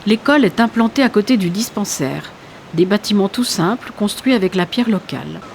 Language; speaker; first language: French; native; French